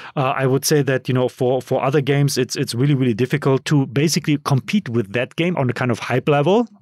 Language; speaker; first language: English; non-native, fluent; German